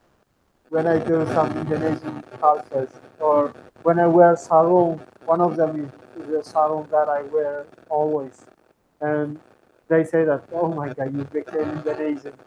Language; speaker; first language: English; non-native, fluent; Turkmen